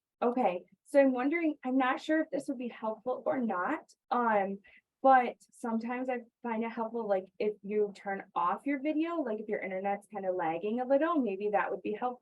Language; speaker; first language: English; native; English